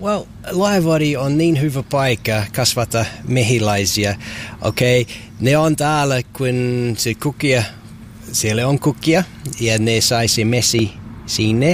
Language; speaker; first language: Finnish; non-native, learner; English